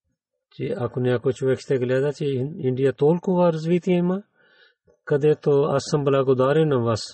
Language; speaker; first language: Bulgarian; non-native, learner; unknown